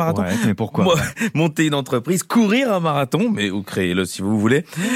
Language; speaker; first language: French; native; French